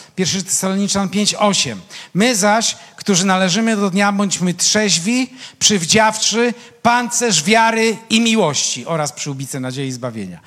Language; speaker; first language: Polish; native; Polish